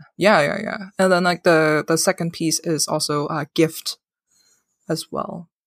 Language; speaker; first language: English; non-native, local second language; Cantonese